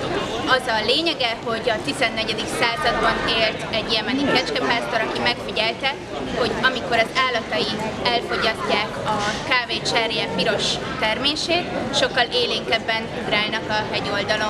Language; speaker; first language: Hungarian; native; Hungarian